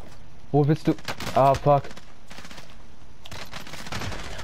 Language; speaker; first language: German; native; German